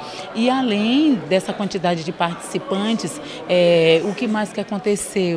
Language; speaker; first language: Portuguese; native; Portuguese